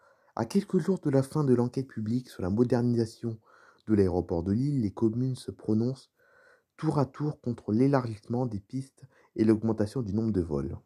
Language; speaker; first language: French; native; French